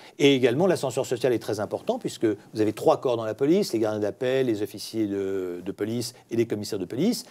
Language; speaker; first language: French; native; French